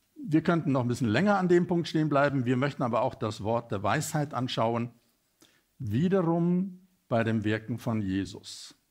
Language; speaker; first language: German; non-native, fluent; Afrikaans